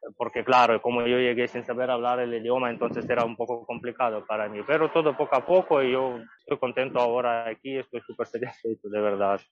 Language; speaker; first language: Spanish; non-native, fluent; Ukrainian